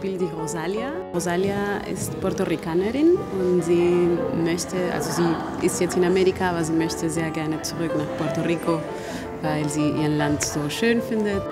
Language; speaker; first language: German; non-native, fluent; Spanish